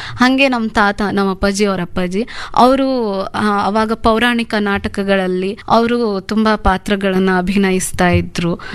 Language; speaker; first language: Kannada; non-native, local second language; Urdu